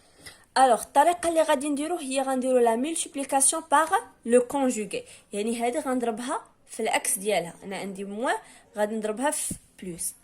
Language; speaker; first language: Arabic; native; Arabic